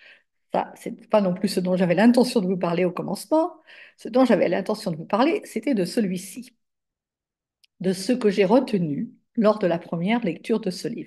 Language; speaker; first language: French; native; French